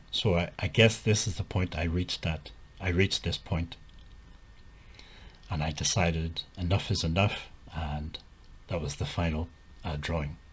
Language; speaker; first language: English; native; English